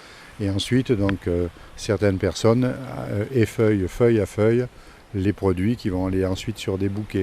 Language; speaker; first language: French; native; French